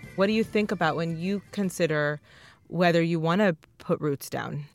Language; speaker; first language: English; native; English